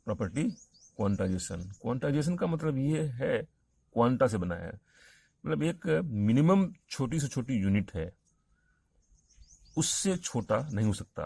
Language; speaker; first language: Hindi; native; Hindi